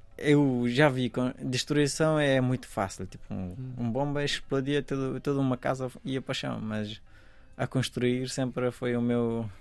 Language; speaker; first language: Portuguese; non-native, fluent; Persian